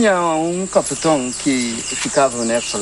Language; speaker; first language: Portuguese; non-native, learner; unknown